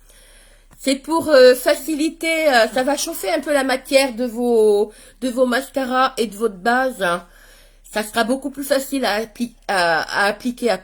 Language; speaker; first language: French; native; French